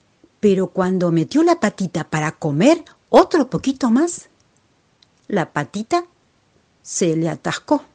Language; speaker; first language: Spanish; native; Spanish